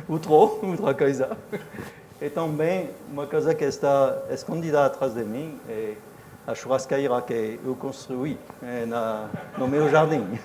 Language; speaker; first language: Portuguese; non-native, fluent; French